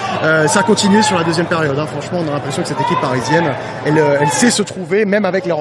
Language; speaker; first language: French; native; French